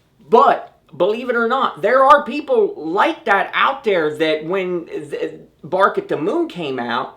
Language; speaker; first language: English; native; English